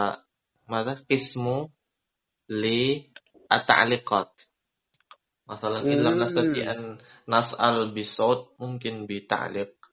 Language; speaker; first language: Arabic; non-native, learner; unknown